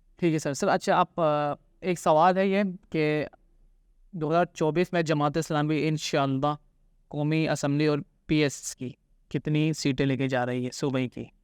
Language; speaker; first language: Urdu; native; Urdu